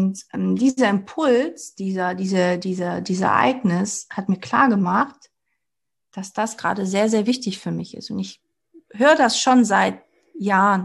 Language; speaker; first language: German; early bilingual, other home language; Portuguese